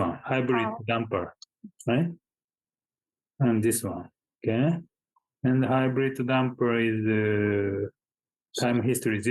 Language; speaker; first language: English; non-native, fluent; Japanese